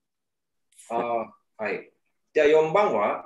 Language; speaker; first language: Japanese; non-native, learner; Indonesian